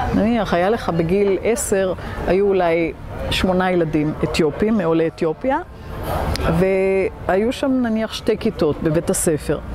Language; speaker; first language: Hebrew; native; Hebrew